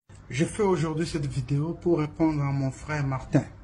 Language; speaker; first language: French; non-native, local second language; Lingala